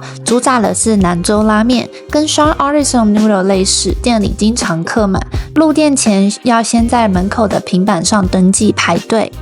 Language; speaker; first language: Chinese; native; Chinese